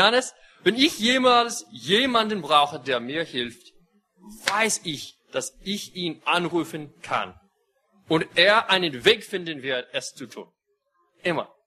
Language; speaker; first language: German; non-native, fluent; English